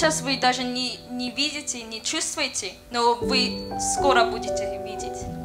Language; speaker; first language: Russian; non-native, learner; Korean